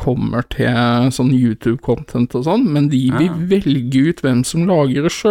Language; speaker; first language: Norwegian; native; Norwegian